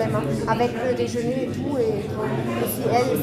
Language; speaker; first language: French; non-native, fluent; German